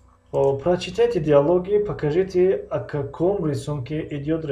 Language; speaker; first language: Russian; non-native, fluent; Tajik